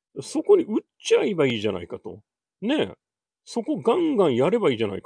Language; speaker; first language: Japanese; native; Japanese